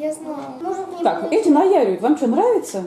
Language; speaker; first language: Russian; native; Russian